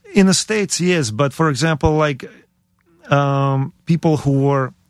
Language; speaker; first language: English; non-native, fluent; Russian